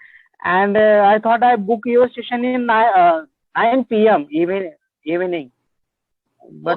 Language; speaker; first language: English; non-native, learner; Marathi